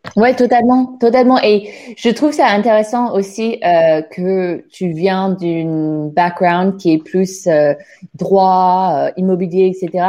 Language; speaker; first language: French; non-native, fluent; English